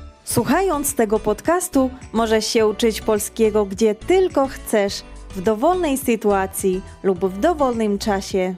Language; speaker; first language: Polish; non-native, fluent; Georgian